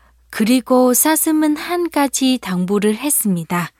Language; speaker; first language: Korean; non-native, fluent; Vietnamese